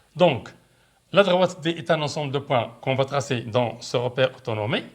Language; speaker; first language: French; non-native, local second language; Arabic